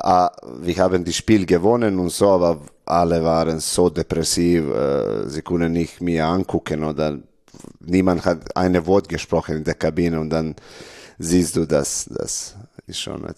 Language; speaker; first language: German; non-native, learner; Serbian